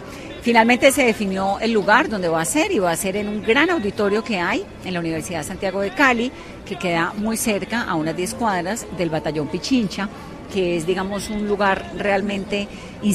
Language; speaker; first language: Spanish; native; Spanish